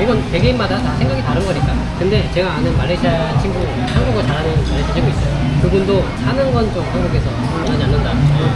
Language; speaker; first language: Korean; native; Korean